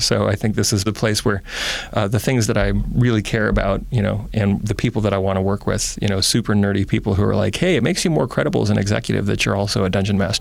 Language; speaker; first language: English; native; English